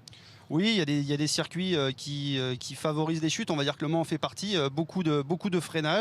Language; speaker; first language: French; native; French